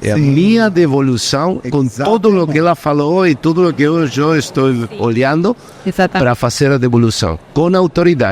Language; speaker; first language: Portuguese; non-native, fluent; Spanish